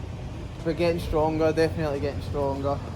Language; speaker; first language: English; native; English